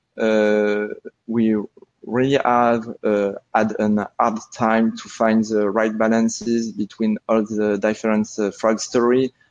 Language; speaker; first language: English; non-native, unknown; French